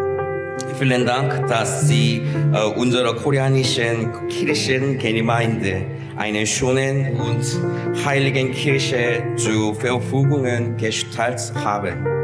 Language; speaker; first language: German; non-native, fluent; Korean